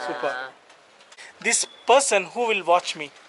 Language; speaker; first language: English; non-native, local second language; Telugu